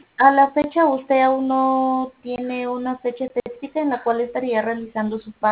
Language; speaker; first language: Spanish; native; Spanish